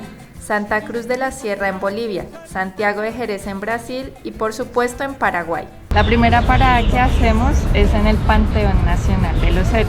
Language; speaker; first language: Spanish; native; Spanish